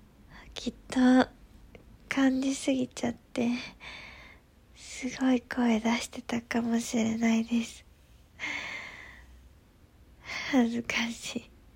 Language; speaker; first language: Japanese; native; Japanese